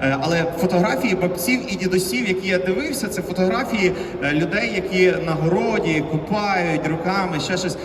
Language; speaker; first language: Ukrainian; native; Ukrainian